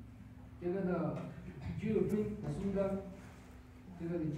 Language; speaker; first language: Chinese; non-native, learner; Arabic